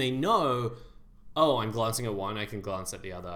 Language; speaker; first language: English; native; English